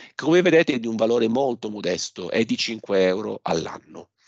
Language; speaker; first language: Italian; native; Italian